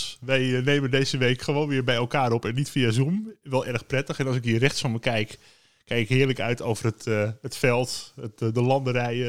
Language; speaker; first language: Dutch; native; Dutch